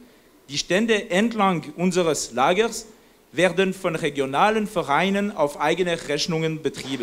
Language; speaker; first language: German; non-native, fluent; French